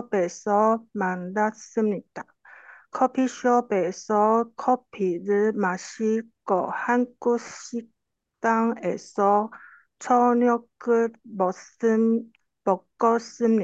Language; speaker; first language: Korean; non-native, learner; Chinese